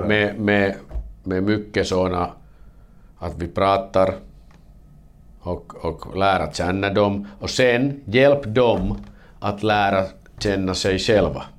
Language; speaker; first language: Swedish; non-native, learner; Finnish